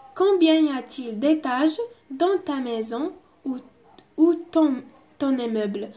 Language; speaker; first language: French; non-native, local second language; Arabic